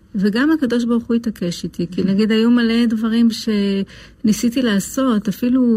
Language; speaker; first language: Hebrew; native; Hebrew